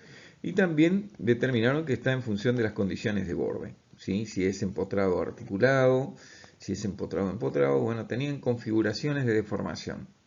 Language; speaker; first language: Spanish; native; Spanish